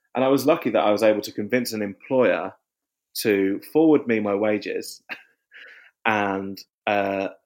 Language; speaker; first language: English; native; English